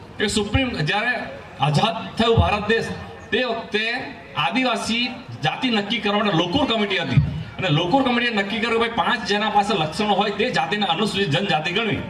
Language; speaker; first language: Gujarati; non-native, local second language; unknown